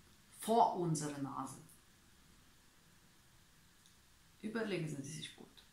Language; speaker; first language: German; non-native, learner; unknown